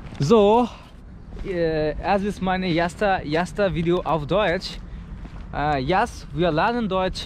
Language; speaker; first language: German; non-native, learner; Bangla